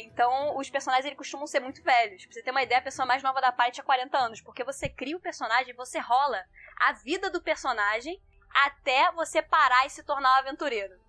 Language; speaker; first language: Portuguese; native; Portuguese